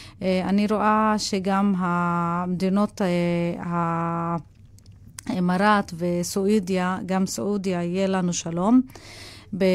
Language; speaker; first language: Hebrew; non-native, local second language; Arabic